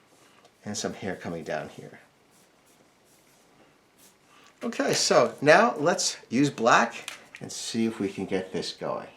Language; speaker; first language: English; native; English